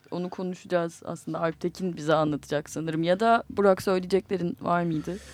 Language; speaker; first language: Turkish; native; Turkish